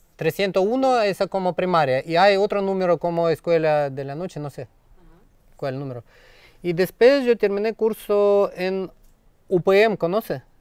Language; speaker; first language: Spanish; non-native, learner; Russian